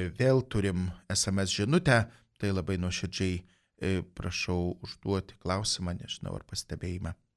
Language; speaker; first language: Lithuanian; native; Lithuanian